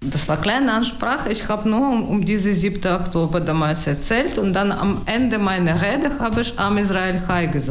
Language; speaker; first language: German; non-native, fluent; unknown